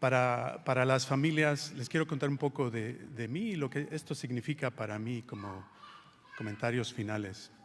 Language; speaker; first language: Spanish; early bilingual, heritage; Spanish